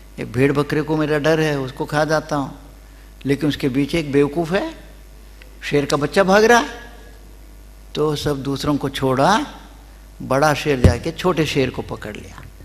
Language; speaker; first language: Hindi; non-native, local second language; Kannada